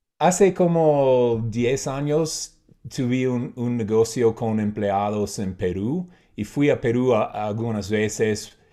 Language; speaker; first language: Spanish; non-native, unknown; English